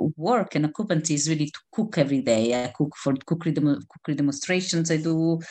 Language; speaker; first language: English; non-native, fluent; Italian